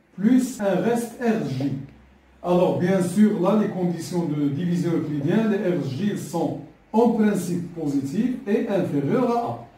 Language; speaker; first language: French; non-native, local second language; Arabic